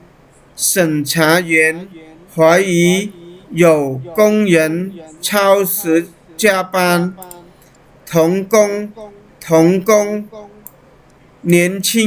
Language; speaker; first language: Chinese; non-native, fluent; Khmer